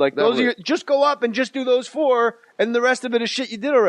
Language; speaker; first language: English; native; English